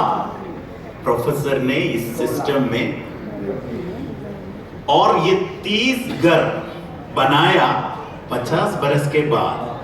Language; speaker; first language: Hindi; non-native, learner; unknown